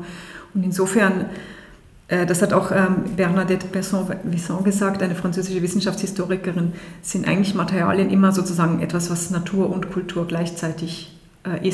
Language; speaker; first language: German; native; German